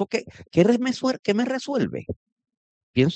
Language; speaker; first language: Spanish; native; Spanish